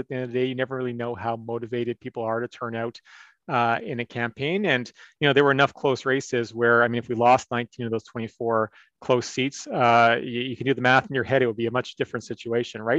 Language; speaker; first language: English; native; English